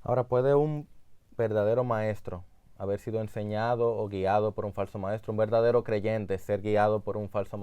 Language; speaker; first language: Spanish; native; Spanish